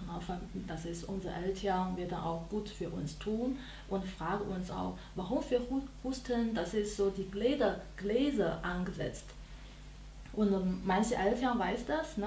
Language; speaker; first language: German; non-native, learner; Chinese